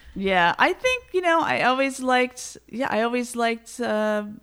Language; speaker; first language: English; native; English